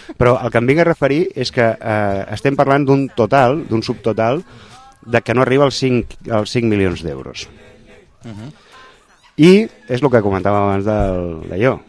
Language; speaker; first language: Catalan; non-native, local second language; Spanish